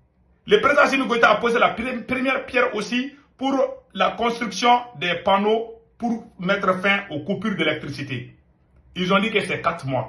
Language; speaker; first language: French; non-native, local second language; Bambara